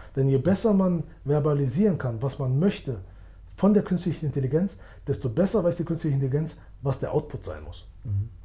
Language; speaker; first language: German; early bilingual, other home language; Albanian